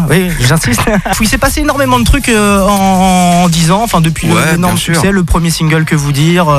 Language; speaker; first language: French; native; French